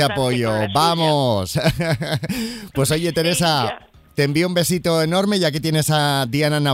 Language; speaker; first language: Spanish; native; Spanish